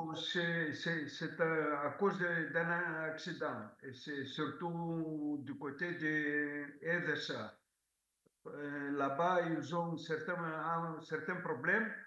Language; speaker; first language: French; non-native, fluent; Greek